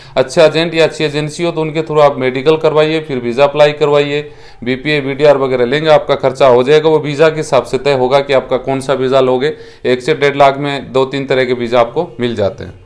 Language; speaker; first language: Hindi; native; Hindi